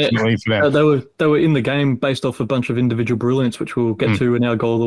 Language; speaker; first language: English; native; English